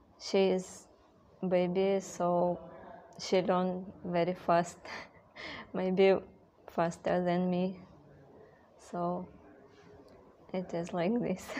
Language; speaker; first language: English; non-native, learner; Russian